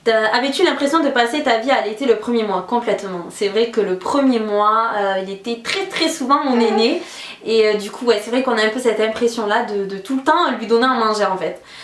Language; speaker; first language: French; native; French